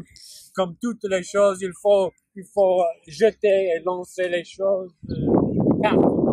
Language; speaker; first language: French; non-native, learner; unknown